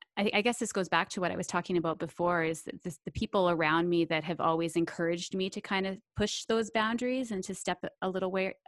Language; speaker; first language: English; native; English